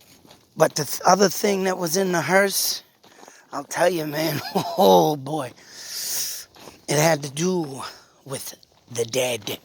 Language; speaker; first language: English; native; English